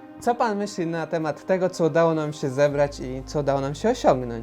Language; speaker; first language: Polish; native; Polish